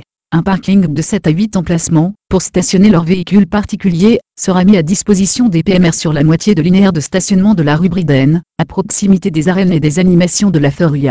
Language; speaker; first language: French; native; French